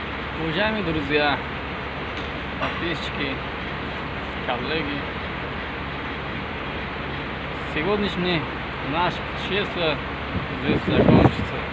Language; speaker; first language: Russian; non-native, learner; Uzbek